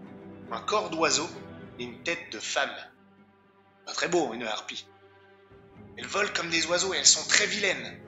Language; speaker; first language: French; native; French